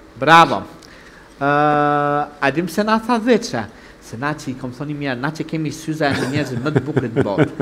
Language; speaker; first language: Albanian; native; Albanian